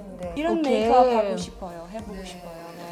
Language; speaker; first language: Korean; non-native, learner; Arabic